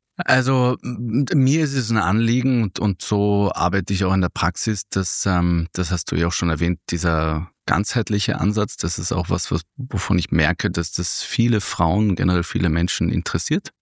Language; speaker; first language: German; native; German